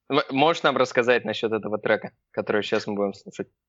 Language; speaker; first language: Russian; early bilingual, heritage; Russian